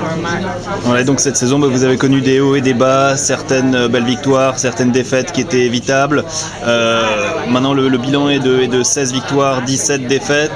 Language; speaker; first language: French; native; French